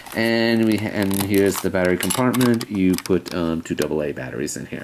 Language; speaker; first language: English; native; English